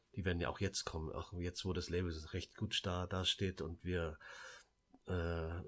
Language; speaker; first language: German; early bilingual, other home language; Lao